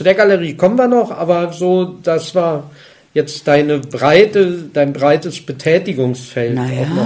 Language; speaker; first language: German; native; German